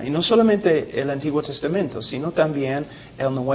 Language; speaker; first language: Spanish; non-native, fluent; English